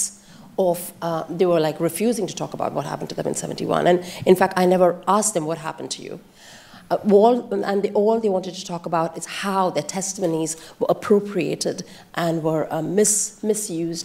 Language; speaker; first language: English; non-native, local second language; Bangla